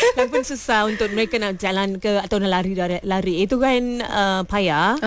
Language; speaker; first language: Malay; non-native, local second language; Tamil